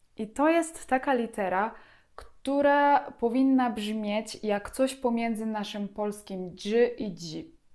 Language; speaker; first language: Polish; native; Polish